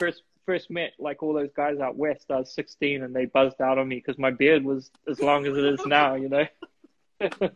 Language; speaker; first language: English; native; English